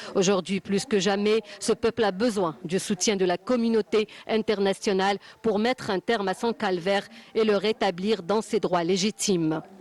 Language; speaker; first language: French; non-native, local second language; Arabic